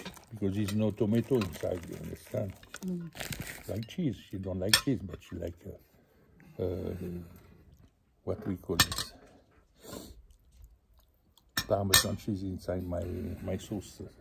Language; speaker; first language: English; non-native, learner; French